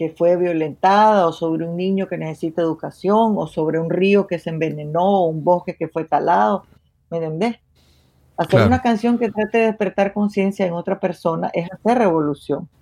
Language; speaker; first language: Spanish; native; Spanish